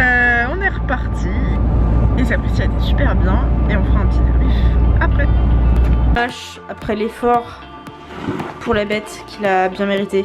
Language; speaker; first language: French; native; French